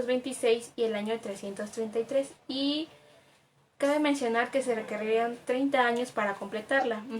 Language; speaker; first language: Spanish; native; Spanish